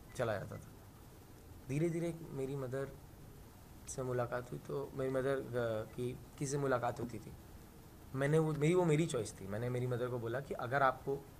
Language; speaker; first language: Hindi; native; Hindi